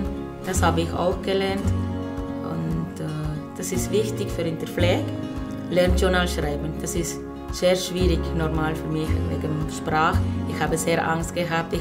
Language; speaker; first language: German; non-native, learner; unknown